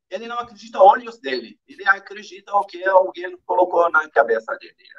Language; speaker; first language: Portuguese; non-native, fluent; Arabic